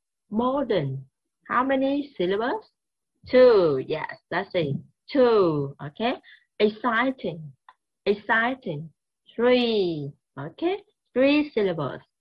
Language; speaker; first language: English; non-native, fluent; Vietnamese